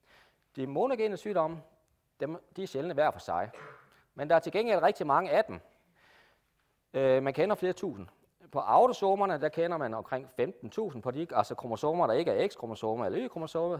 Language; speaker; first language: Danish; native; Danish